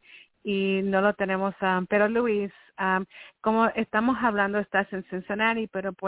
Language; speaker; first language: Spanish; early bilingual, heritage; Spanish